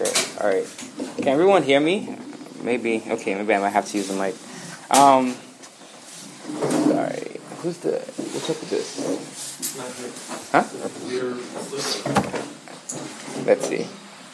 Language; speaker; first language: English; non-native, local second language; Igbo